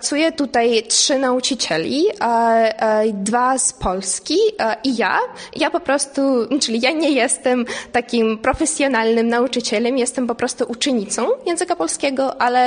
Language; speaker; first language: Polish; non-native, learner; Ukrainian